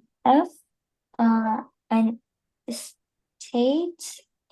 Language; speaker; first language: English; non-native, learner; Arabic